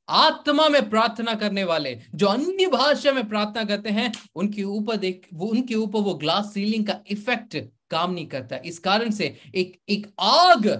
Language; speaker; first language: Hindi; native; Hindi